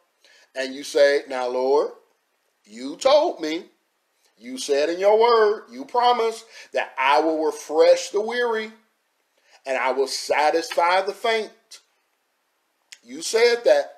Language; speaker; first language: English; native; English